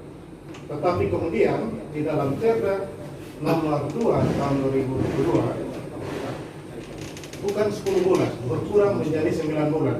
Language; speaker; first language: Indonesian; native; Indonesian